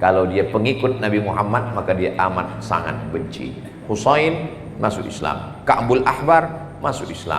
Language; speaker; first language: Malay; native; Malay